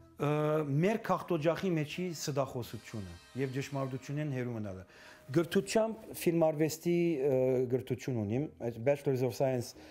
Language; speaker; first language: Armenian; early bilingual, heritage; Armenian